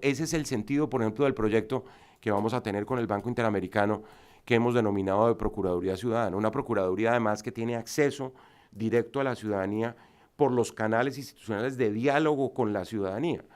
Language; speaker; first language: Spanish; native; Spanish